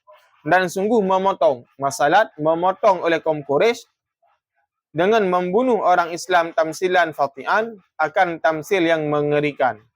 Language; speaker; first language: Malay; non-native, local second language; Achinese